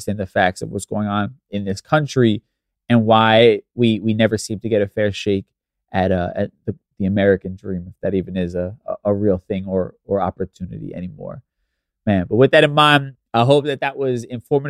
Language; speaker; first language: English; native; English